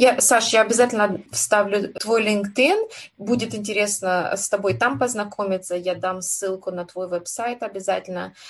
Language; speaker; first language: Russian; native; Russian